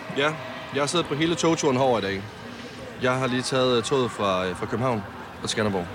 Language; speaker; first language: Danish; native; Danish